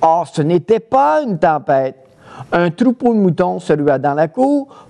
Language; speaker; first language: French; native; French